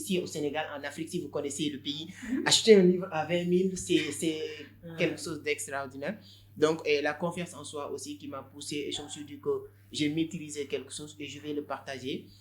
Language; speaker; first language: French; non-native, local second language; Wolof